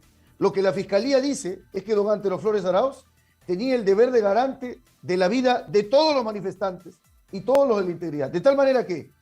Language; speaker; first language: Spanish; native; Spanish